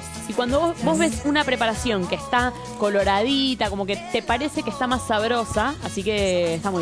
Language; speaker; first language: Spanish; native; Spanish